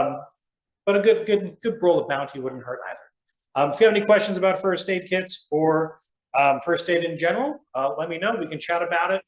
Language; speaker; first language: English; native; English